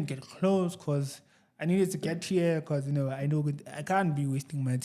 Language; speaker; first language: English; non-native, local second language; Zulu